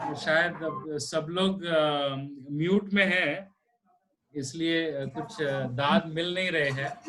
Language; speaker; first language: Hindi; non-native, local second language; Nepali